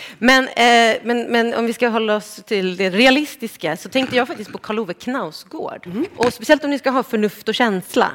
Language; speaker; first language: Swedish; native; Swedish